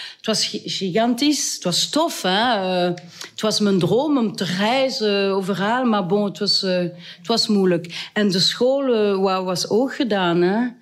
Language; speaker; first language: Dutch; non-native, local second language; French